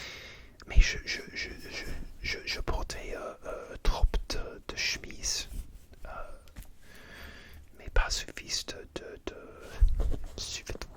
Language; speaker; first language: French; non-native, learner; English